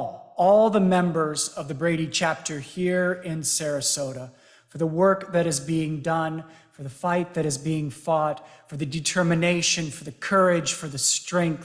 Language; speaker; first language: English; native; English